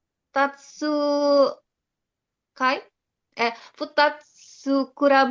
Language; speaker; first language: Japanese; non-native, learner; Indonesian